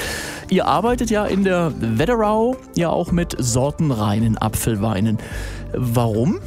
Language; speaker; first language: German; native; German